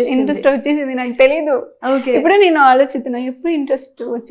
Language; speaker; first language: Telugu; non-native, learner; Tamil